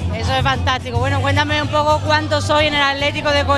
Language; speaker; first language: Spanish; native; Spanish